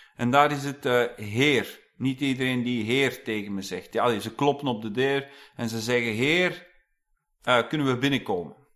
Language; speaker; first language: Dutch; non-native, fluent; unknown